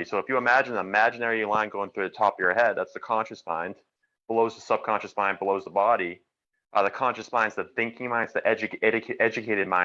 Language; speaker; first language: English; native; English